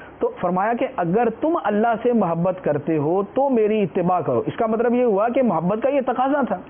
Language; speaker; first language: Urdu; native; Urdu